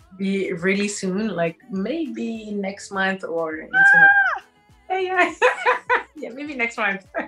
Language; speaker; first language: English; non-native, fluent; French